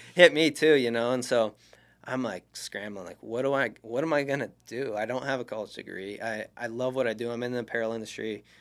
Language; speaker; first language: English; native; English